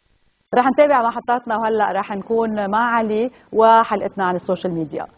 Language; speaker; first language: Arabic; native; Arabic